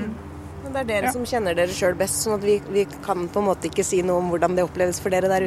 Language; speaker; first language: Norwegian; native; Norwegian